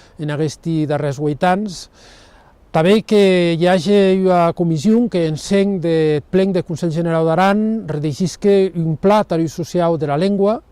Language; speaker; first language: Catalan; non-native, local second language; Occitan